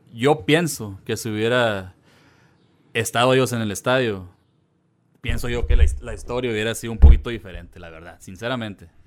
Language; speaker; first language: Spanish; early bilingual, heritage; Spanish